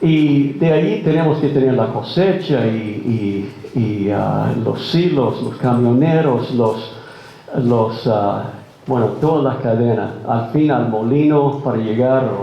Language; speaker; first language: Spanish; non-native, fluent; English